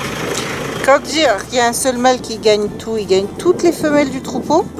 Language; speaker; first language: French; native; French